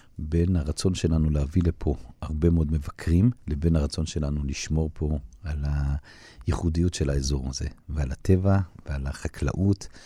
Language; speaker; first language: Hebrew; native; Hebrew